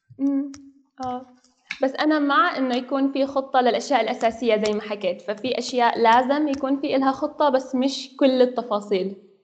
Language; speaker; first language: Arabic; native; Arabic